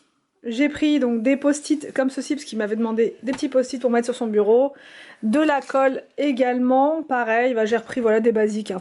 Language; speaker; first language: French; native; French